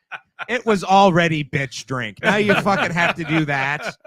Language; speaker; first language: English; native; English